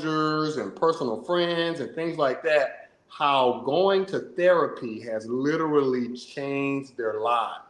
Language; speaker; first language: English; native; English